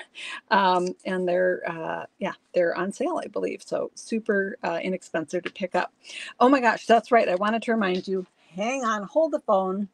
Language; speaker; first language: English; native; English